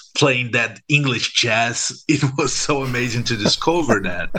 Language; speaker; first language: English; non-native, fluent; Portuguese